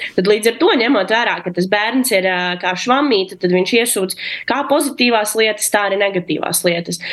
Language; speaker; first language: Latvian; non-native, local second language; Russian